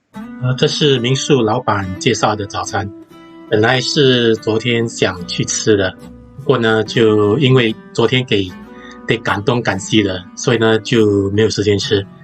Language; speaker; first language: Chinese; native; Chinese